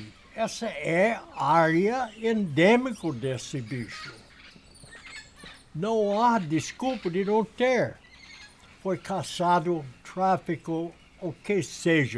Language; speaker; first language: Portuguese; non-native, learner; English